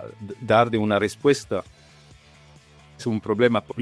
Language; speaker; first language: Spanish; non-native, learner; Italian